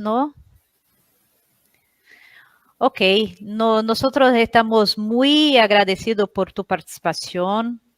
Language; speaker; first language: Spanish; non-native, learner; Portuguese